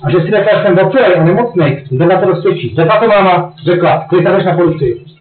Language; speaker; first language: Czech; native; Czech